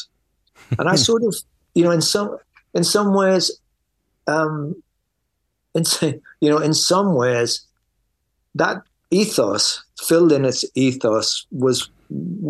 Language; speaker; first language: English; native; English